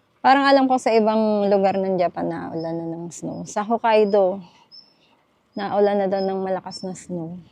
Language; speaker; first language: Filipino; native; Filipino